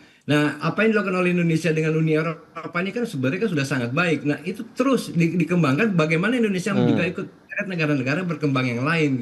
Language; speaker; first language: Indonesian; native; Indonesian